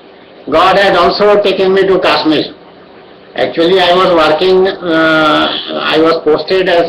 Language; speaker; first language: English; non-native, local second language; Odia